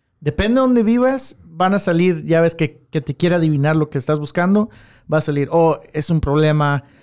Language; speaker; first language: Spanish; early bilingual, heritage; Spanish